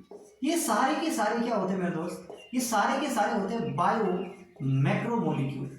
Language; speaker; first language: Hindi; native; Hindi